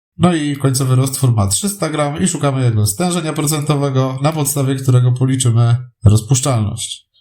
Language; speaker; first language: Polish; native; Polish